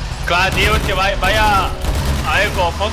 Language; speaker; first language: Catalan; native; Catalan